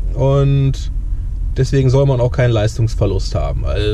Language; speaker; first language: German; native; German